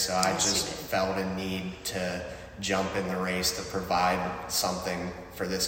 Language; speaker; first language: English; native; English